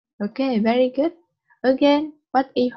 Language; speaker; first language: English; non-native, learner; Vietnamese